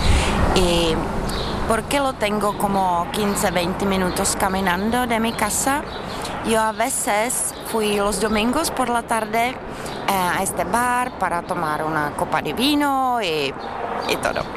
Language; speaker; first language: Spanish; non-native, fluent; Czech